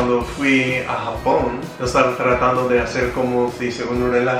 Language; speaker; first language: Spanish; non-native, fluent; English